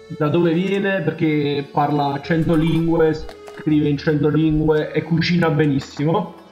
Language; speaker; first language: Italian; native; Italian